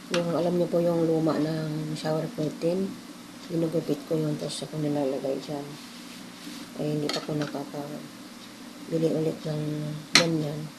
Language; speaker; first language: Filipino; non-native, local second language; Cebuano